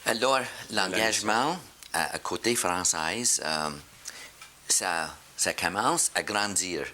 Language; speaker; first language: French; non-native, learner; English